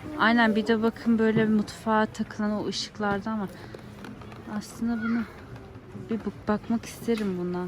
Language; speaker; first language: Turkish; early bilingual, heritage; Turkish